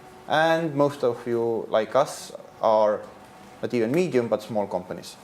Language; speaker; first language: English; non-native, fluent; Estonian